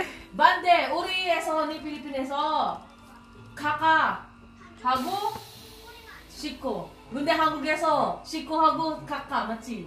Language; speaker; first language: Korean; non-native, learner; Filipino